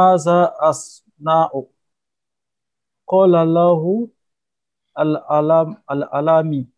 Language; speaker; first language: Arabic; non-native, learner; French